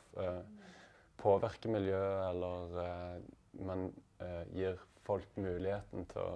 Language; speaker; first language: Norwegian; native; Norwegian